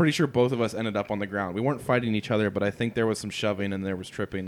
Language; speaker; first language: English; native; English